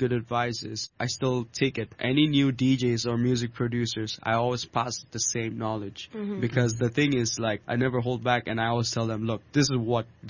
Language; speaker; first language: English; non-native, local second language; Bangla